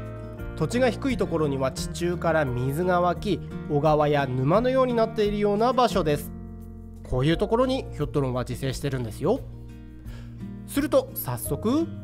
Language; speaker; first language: Japanese; native; Japanese